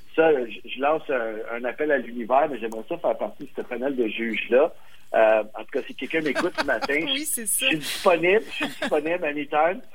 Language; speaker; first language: French; native; French